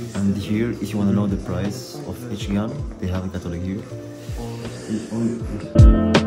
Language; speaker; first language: English; non-native, fluent; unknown